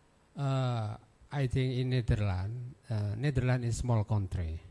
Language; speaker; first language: English; non-native, learner; Indonesian